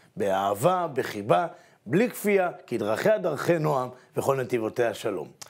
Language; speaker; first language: Hebrew; native; Hebrew